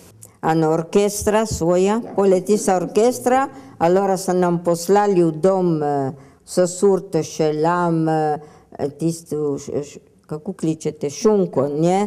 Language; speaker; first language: Slovenian; early bilingual, heritage; Slovenian